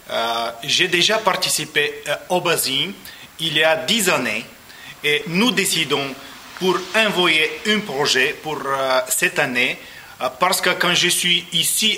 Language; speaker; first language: French; non-native, learner; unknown